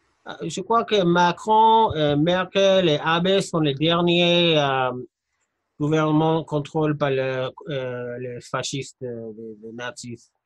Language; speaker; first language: French; non-native, fluent; English